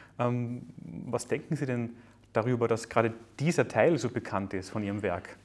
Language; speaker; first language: German; native; German